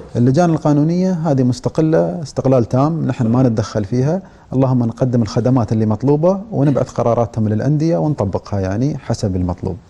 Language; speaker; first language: Arabic; native; Arabic